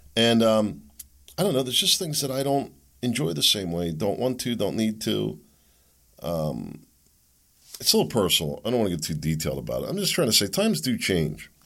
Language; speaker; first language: English; early bilingual, other home language; German